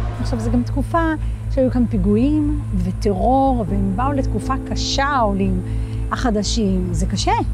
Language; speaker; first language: Hebrew; native; Hebrew